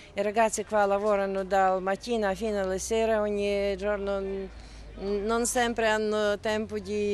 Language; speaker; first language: Italian; non-native, fluent; Ukrainian